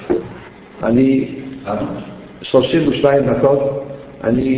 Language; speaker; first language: Hebrew; non-native, fluent; English